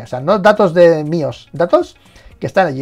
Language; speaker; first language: Spanish; native; Spanish